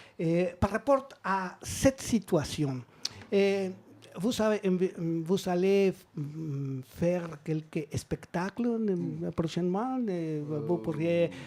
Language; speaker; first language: French; non-native, learner; Spanish